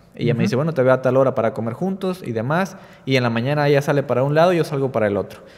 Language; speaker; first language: Spanish; native; Spanish